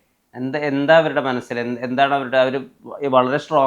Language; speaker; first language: Malayalam; native; Malayalam